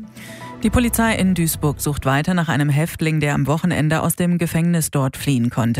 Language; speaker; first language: German; native; German